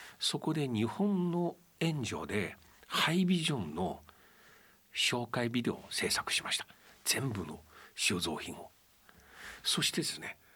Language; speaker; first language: Japanese; non-native, fluent; Chinese